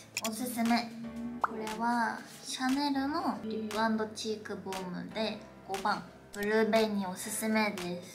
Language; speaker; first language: Japanese; non-native, fluent; Korean